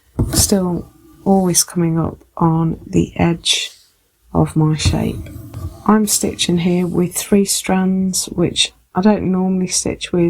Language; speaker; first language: English; native; English